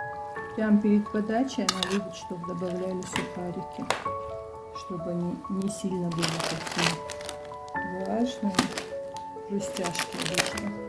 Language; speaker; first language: Russian; non-native, local second language; Chechen